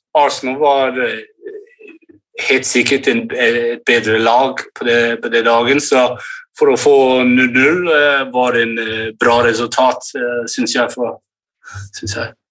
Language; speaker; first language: Norwegian; early bilingual, heritage; English